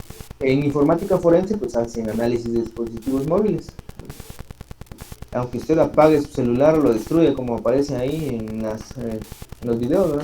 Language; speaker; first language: Spanish; native; Spanish